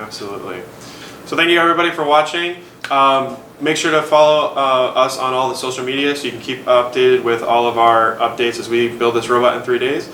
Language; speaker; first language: English; native; English